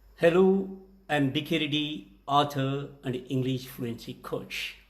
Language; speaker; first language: English; non-native, local second language; Telugu